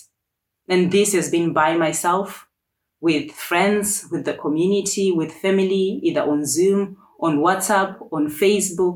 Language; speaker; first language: English; native; English